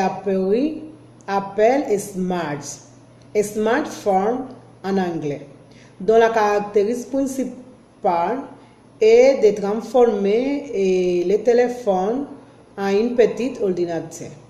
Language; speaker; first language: French; non-native, learner; Spanish